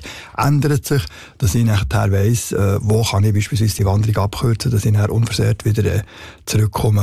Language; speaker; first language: German; native; German